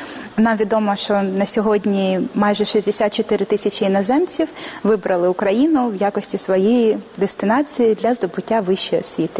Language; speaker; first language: Ukrainian; native; Ukrainian